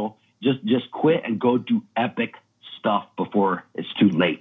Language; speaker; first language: English; native; English